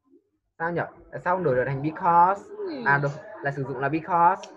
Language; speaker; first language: Vietnamese; native; Vietnamese